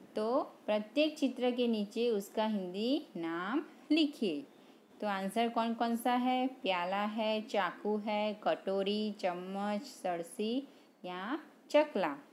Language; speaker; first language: Hindi; non-native, local second language; Gujarati